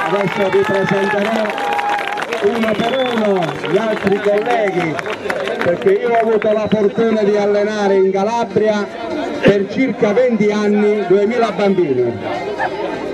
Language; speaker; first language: Italian; native; Italian